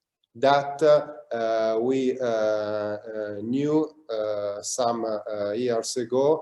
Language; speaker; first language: English; non-native, learner; Italian